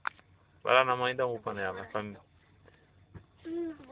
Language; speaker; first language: Portuguese; native; Portuguese